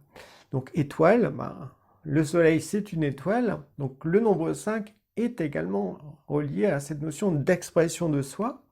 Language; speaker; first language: French; native; French